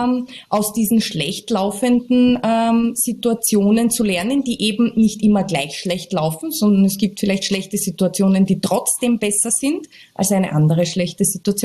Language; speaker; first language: German; native; German